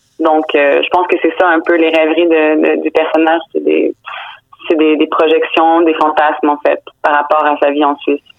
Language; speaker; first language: French; native; French